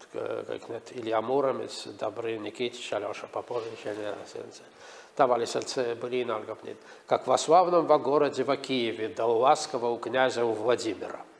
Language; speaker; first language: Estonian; non-native, local second language; Russian